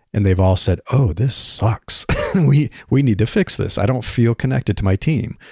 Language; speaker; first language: English; native; English